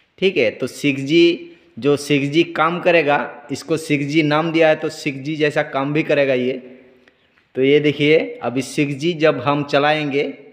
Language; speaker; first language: Hindi; non-native, local second language; Bangla